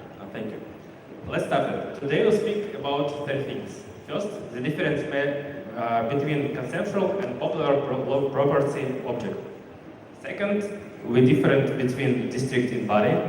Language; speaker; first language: English; non-native, learner; Russian